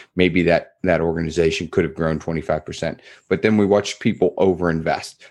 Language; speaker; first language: English; native; English